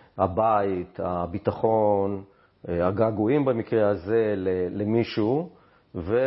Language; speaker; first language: Hebrew; native; Hebrew